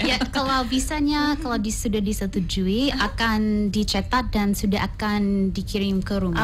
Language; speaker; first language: Indonesian; non-native, fluent; English